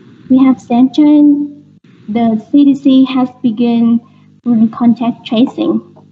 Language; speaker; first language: English; non-native, learner; Vietnamese